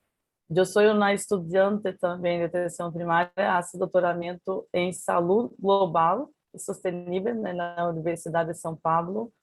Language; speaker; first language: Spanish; non-native, learner; Portuguese